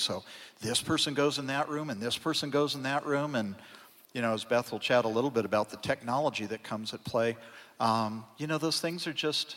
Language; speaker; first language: English; native; English